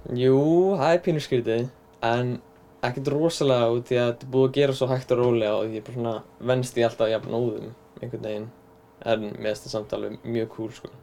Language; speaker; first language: Icelandic; native; Icelandic